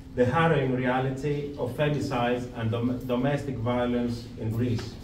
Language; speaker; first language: English; non-native, fluent; Greek